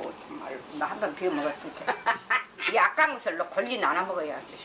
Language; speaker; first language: Korean; native; Korean